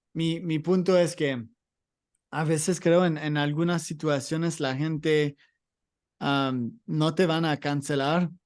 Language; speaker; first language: Spanish; non-native, learner; English